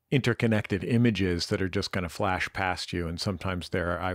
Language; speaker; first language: English; native; English